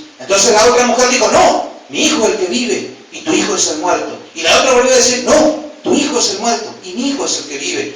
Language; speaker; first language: Spanish; native; Spanish